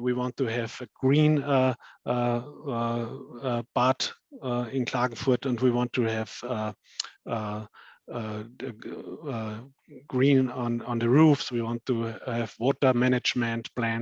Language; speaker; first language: English; non-native, fluent; German